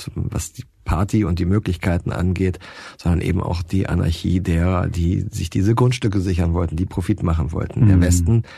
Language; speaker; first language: German; native; German